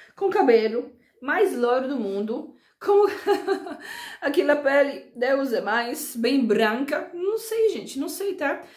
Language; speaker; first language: Portuguese; non-native, fluent; Polish